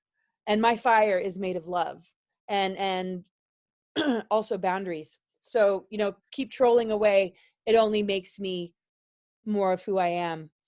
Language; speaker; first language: English; native; English